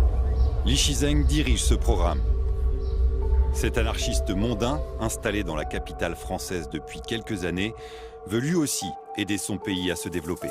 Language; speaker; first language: French; native; French